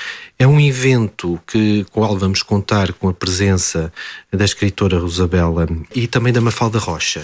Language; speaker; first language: Portuguese; native; Portuguese